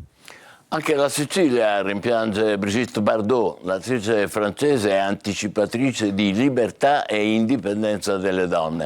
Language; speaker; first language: Italian; native; Italian